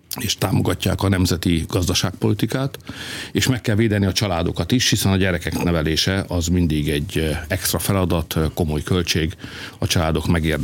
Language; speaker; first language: Hungarian; native; Hungarian